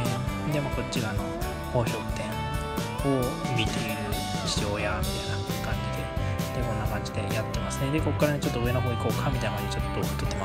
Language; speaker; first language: Japanese; native; Japanese